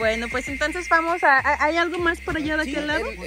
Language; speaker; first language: Spanish; native; Spanish